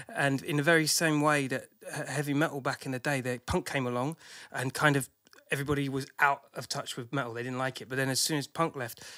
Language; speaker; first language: English; native; English